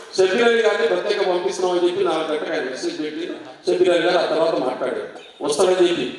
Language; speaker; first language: Telugu; non-native, local second language; Lambadi